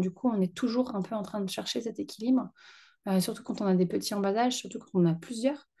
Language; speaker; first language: French; native; French